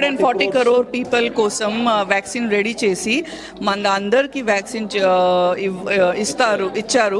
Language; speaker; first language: Telugu; non-native, learner; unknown